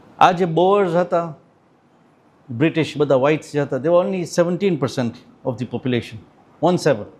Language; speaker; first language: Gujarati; early bilingual, heritage; Gujarati